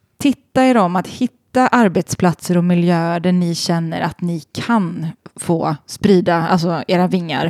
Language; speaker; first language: Swedish; native; Swedish